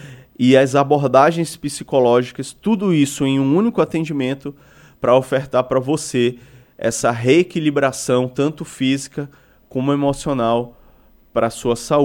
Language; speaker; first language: Portuguese; native; Portuguese